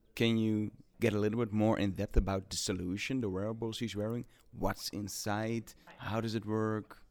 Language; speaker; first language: English; non-native, fluent; Dutch